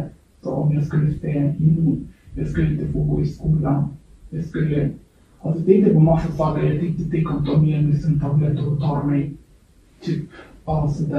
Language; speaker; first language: Swedish; early bilingual, other home language; Kurdish